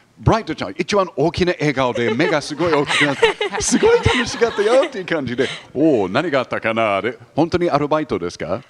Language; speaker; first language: Japanese; non-native, fluent; English